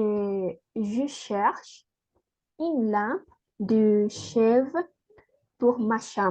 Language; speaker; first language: French; non-native, learner; Spanish